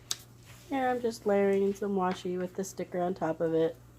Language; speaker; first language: English; native; English